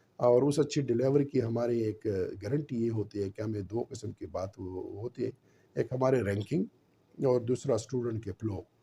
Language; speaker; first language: Urdu; non-native, local second language; Pashto